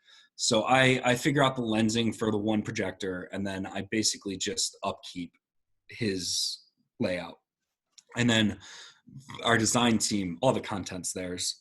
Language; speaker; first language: English; native; English